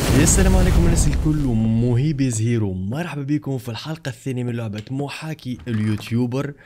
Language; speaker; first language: Arabic; native; Arabic